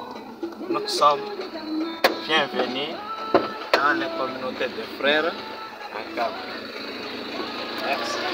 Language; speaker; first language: French; non-native, local second language; Malagasy